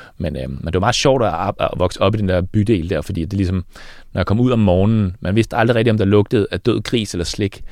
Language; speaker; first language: Danish; native; Danish